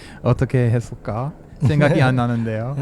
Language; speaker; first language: Korean; non-native, fluent; English